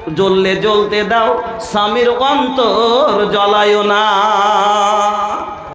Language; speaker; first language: Bangla; non-native, local second language; Bhojpuri